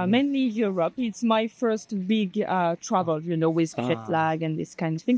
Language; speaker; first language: English; non-native, learner; French